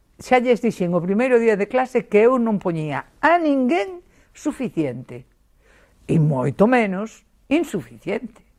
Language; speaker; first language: Galician; native; Galician